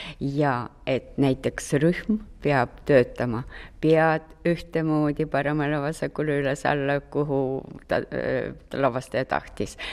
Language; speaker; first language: Estonian; non-native, local second language; Russian